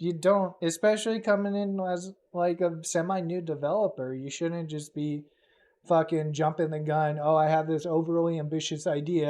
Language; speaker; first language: English; native; English